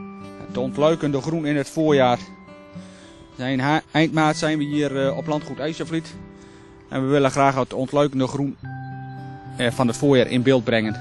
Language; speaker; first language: Dutch; native; Dutch